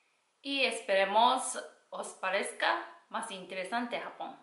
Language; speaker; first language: Spanish; non-native, learner; Japanese